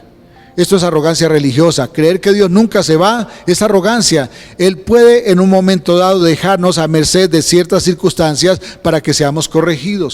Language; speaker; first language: Spanish; native; Spanish